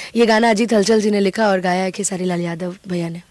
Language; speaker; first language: Hindi; native; Hindi